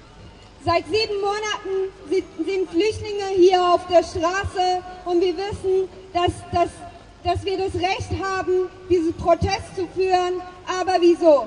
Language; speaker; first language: German; non-native, fluent; Persian